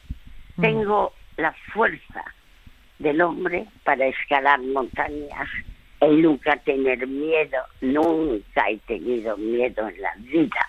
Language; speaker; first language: Spanish; early bilingual, other home language; French